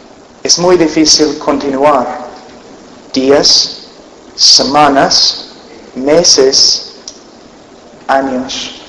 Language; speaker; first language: Spanish; non-native, fluent; English